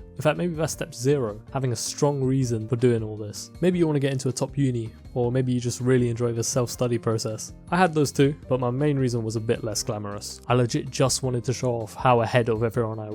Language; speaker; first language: English; native; English